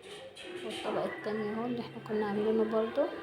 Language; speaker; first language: Arabic; native; Arabic